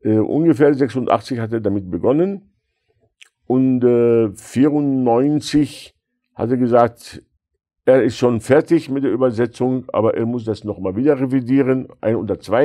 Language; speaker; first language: German; non-native, fluent; Arabic